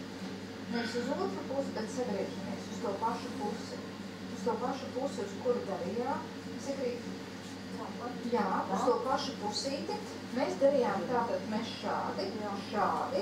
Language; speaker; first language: Latvian; native; Latvian